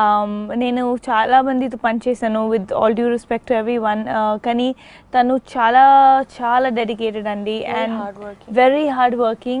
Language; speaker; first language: Telugu; non-native, fluent; Hindi